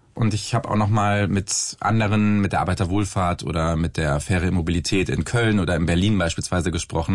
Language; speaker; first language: German; native; German